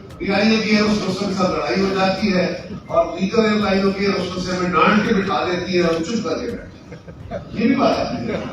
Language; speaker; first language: Urdu; non-native, local second language; Punjabi